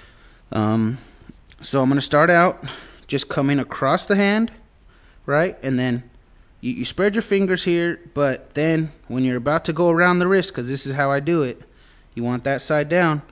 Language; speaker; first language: English; native; English